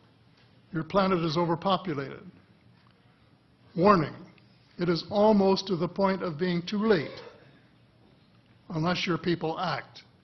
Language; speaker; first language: English; native; English